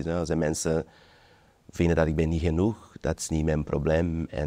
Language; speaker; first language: Dutch; non-native, learner; Portuguese